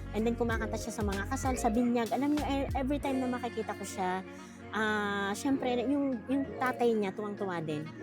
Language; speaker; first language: Filipino; native; Filipino